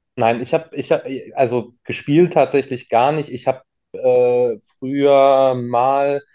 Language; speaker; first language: German; native; German